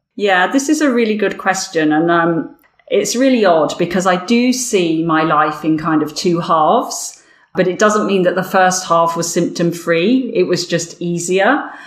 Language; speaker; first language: English; native; English